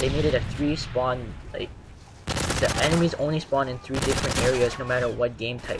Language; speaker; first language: English; native; English